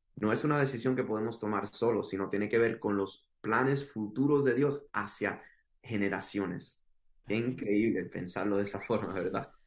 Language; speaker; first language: Spanish; early bilingual, heritage; Spanish